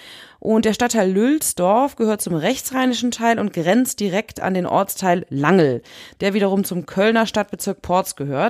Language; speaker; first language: German; native; German